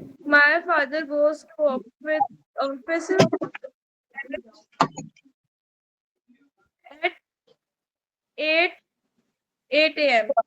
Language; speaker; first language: English; non-native, learner; Hindi